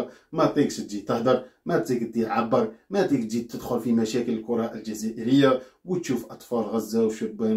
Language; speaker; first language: Arabic; native; Arabic